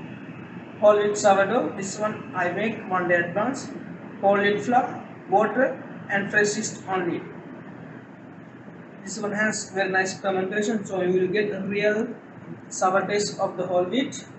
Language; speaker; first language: English; non-native, local second language; Sinhala